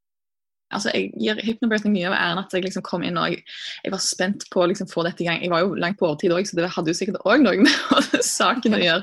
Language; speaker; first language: Norwegian; native; Norwegian